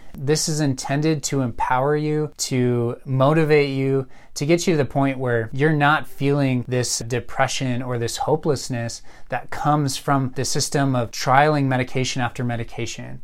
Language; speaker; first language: English; native; English